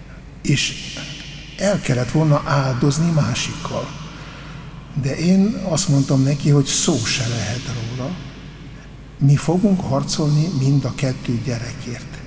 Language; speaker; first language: Hungarian; non-native, fluent; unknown